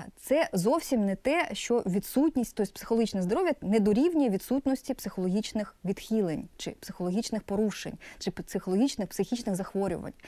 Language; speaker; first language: Ukrainian; non-native, local second language; Russian